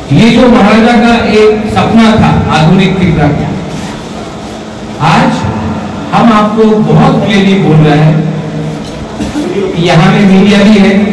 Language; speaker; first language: Hindi; non-native, local second language; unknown